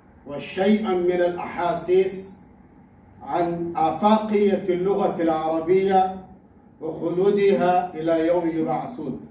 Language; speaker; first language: Arabic; non-native, fluent; Urdu